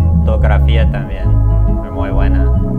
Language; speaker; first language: Spanish; non-native, learner; English